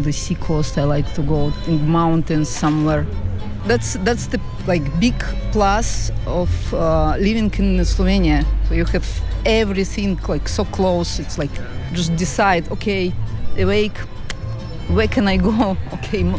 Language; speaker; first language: English; non-native, fluent; Russian